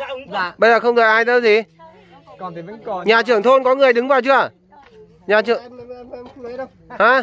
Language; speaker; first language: Vietnamese; native; Vietnamese